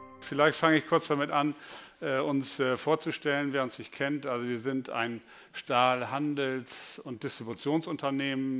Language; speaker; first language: German; native; German